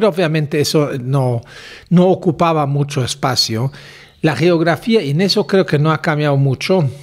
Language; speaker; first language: Spanish; non-native, fluent; German